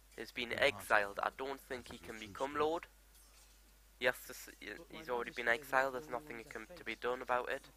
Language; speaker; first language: English; native; English